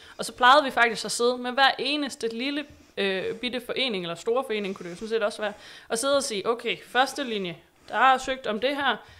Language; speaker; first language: Danish; native; Danish